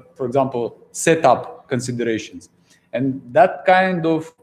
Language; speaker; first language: English; non-native, fluent; Russian